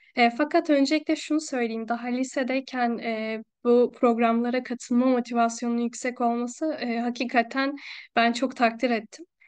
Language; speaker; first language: Turkish; native; Turkish